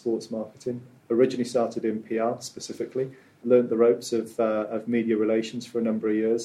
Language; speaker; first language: English; native; English